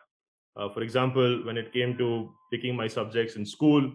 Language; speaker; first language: English; non-native, local second language; Konkani